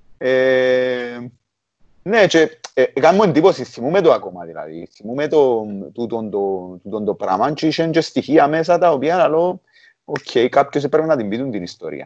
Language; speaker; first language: Greek; native; Greek